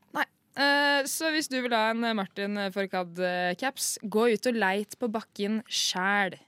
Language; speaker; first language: Norwegian; native; Norwegian